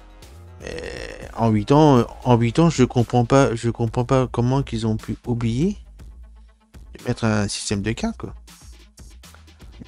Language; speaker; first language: French; native; French